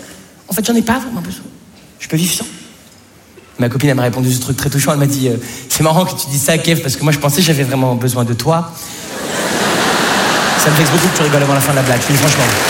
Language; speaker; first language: French; native; French